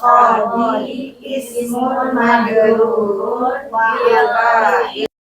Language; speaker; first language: Arabic; non-native, learner; Indonesian